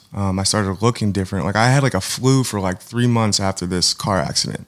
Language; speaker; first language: English; native; English